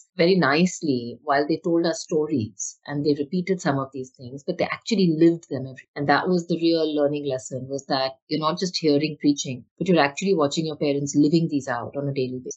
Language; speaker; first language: English; non-native, local second language; Hindi